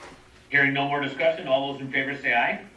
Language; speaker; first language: English; native; English